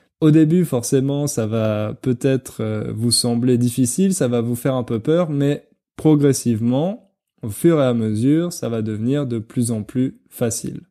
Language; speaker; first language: French; native; French